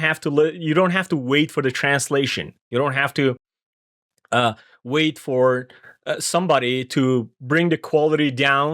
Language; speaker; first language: English; non-native, fluent; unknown